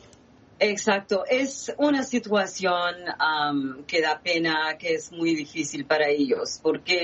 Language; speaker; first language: Spanish; non-native, fluent; Haitian Creole